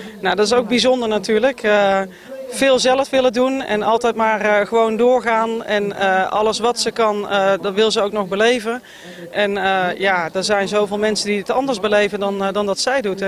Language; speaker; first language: Dutch; native; Dutch